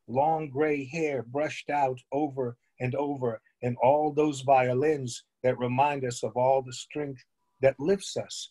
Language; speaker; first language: English; native; English